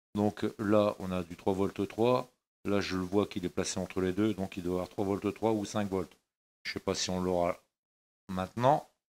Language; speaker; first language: French; native; French